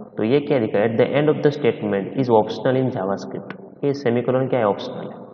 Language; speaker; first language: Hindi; non-native, local second language; Gujarati